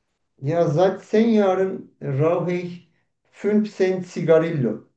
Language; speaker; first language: German; non-native, learner; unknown